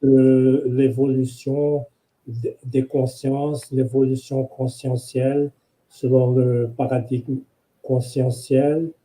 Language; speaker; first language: French; non-native, fluent; Portuguese